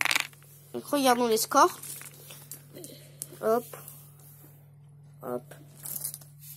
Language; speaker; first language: French; native; French